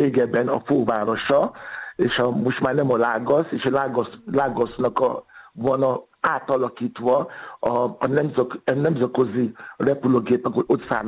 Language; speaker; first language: Hungarian; non-native, fluent; Yoruba